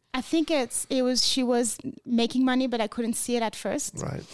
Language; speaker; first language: English; non-native, fluent; French